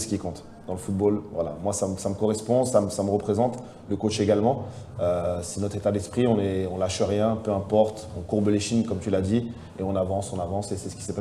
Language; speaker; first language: French; native; French